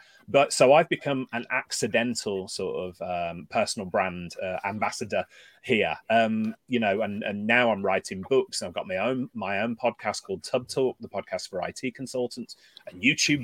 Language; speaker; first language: English; native; English